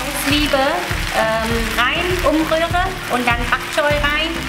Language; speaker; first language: German; non-native, learner; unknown